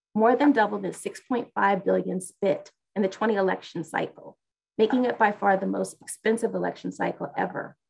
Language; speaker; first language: English; native; English